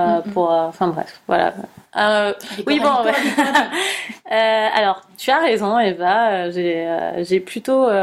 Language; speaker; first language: French; native; French